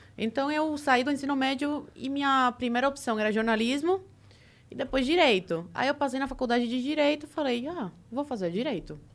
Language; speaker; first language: Portuguese; early bilingual, other home language; Spanish